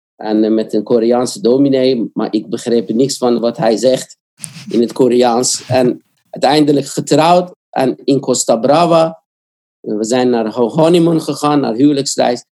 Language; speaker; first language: Dutch; non-native, fluent; Korean